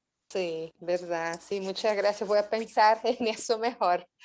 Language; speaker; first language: Spanish; non-native, fluent; Portuguese